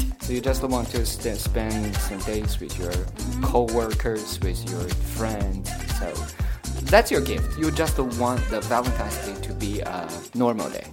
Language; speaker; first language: English; non-native, fluent; Chinese